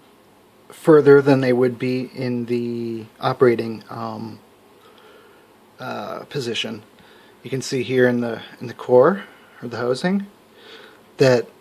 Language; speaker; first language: English; native; English